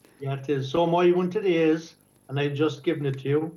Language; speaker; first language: English; native; English